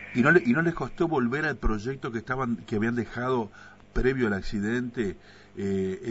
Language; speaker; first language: Spanish; native; Spanish